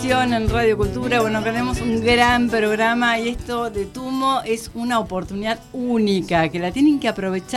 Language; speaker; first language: Spanish; native; Spanish